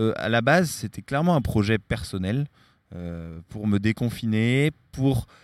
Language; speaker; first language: French; native; French